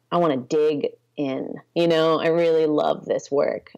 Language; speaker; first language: English; native; English